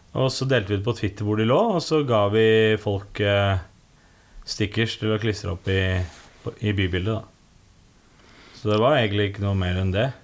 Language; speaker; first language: Norwegian; native; Norwegian